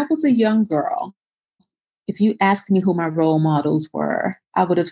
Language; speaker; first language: English; native; English